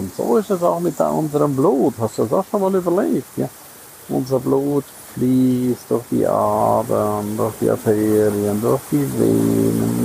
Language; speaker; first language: German; native; German